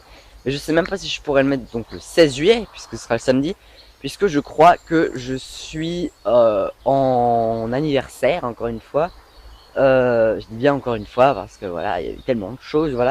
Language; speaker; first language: French; native; French